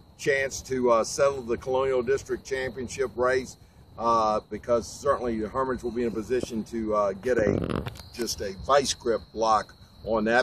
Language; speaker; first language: English; native; English